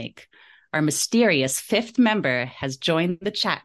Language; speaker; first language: English; early bilingual, other home language; German